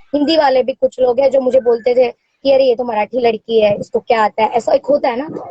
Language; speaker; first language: Hindi; non-native, local second language; Marathi